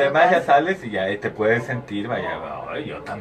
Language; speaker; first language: Spanish; native; Spanish